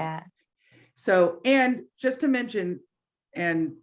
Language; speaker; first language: English; native; English